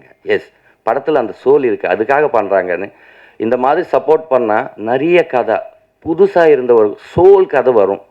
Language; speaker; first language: Tamil; non-native, learner; Telugu